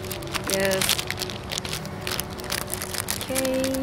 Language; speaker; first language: English; non-native, learner; Thai